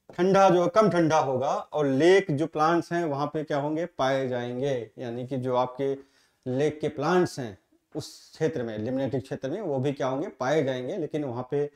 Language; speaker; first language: Hindi; native; Hindi